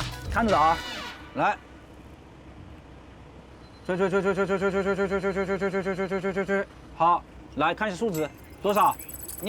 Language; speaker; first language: Chinese; native; Chinese